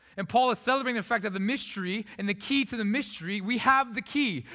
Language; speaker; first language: English; early bilingual, other home language; Korean